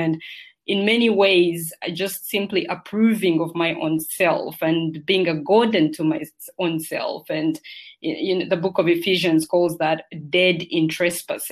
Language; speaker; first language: English; non-native, local second language; Ganda